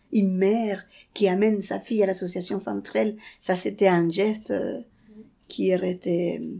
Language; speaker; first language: French; non-native, fluent; Spanish